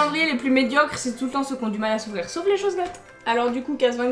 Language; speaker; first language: French; native; French